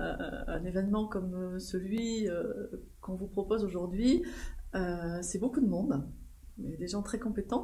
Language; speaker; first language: French; native; French